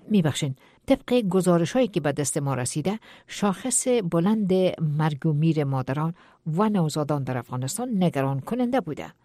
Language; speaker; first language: Persian; native; Persian